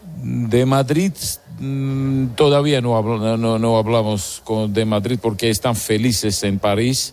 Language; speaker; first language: Spanish; non-native, learner; Georgian